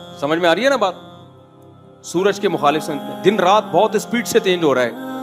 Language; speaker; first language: Urdu; native; Urdu